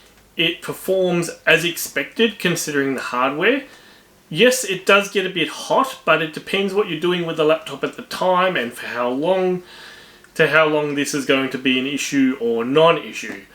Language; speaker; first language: English; native; English